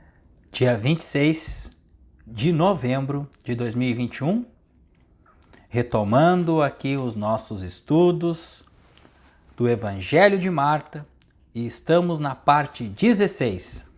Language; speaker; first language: Portuguese; native; Portuguese